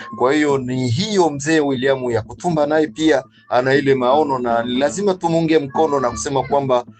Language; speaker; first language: Swahili; native; Swahili